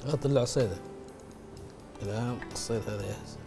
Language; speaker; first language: Arabic; native; Arabic